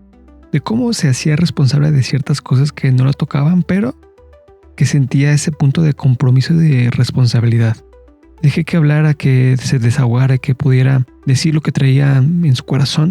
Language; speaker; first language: Spanish; native; Spanish